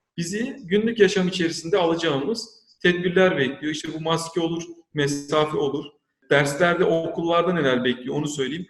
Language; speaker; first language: Turkish; native; Turkish